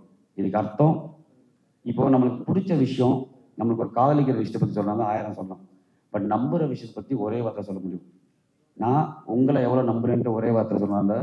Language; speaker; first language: Tamil; native; Tamil